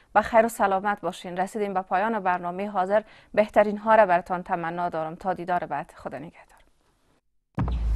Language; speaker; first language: Persian; native; Persian